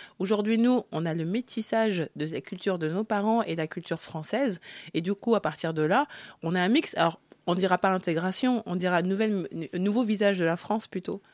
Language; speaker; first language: French; early bilingual, other home language; Lingala